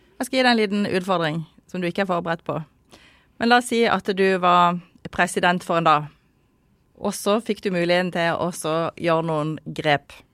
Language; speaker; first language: Norwegian; native; Norwegian